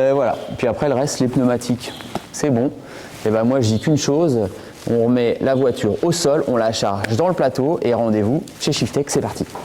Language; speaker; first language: French; native; French